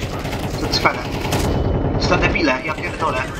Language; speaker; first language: Polish; native; Polish